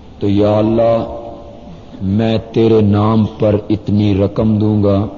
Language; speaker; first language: Urdu; non-native, local second language; Punjabi